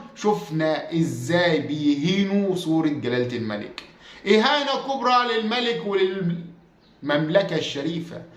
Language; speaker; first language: Arabic; native; Arabic